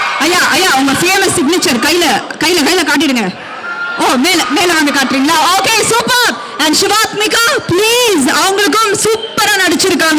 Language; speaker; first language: Tamil; native; Tamil